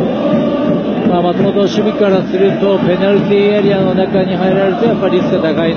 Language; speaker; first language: Japanese; native; Japanese